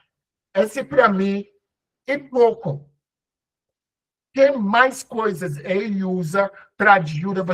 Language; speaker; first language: Portuguese; non-native, learner; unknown